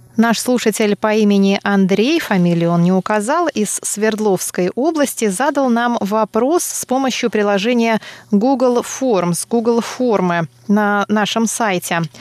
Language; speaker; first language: Russian; non-native, fluent; Chinese